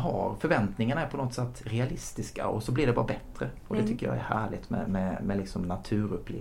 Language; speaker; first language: Swedish; native; Swedish